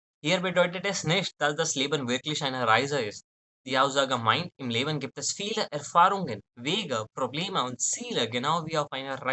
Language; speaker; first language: German; non-native, fluent; Hindi